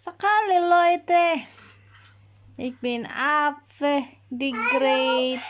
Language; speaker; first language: German; non-native, learner; Cebuano